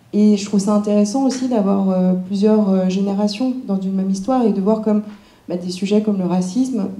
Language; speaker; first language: French; early bilingual, other home language; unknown